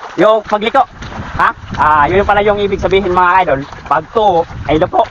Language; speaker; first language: Filipino; non-native, local second language; Cebuano